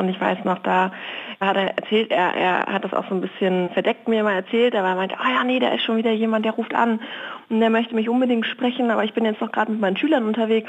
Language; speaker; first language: German; native; German